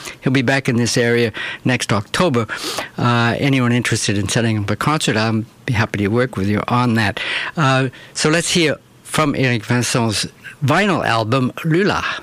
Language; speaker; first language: English; non-native, fluent; French